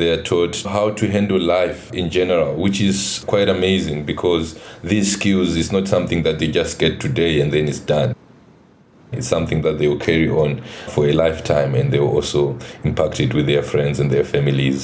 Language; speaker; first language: English; non-native, local second language; Shona